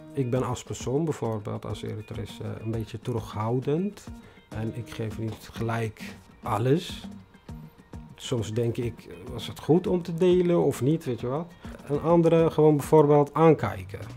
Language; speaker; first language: Dutch; non-native, fluent; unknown